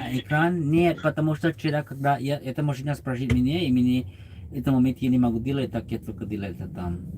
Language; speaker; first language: Russian; non-native, learner; English